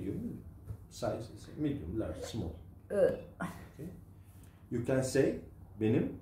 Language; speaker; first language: English; non-native, fluent; Turkish